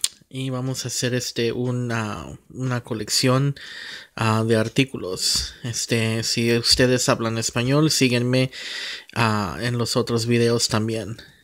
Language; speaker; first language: Spanish; non-native, fluent; English